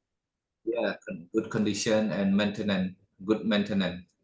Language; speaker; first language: English; non-native, learner; Khmer